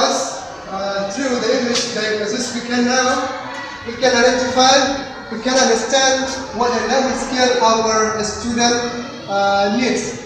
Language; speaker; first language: English; non-native, learner; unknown